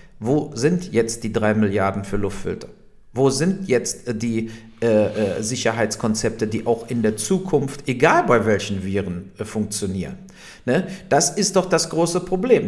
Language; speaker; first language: German; native; German